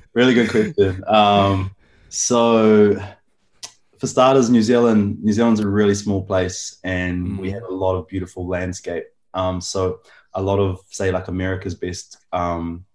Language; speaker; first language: English; native; English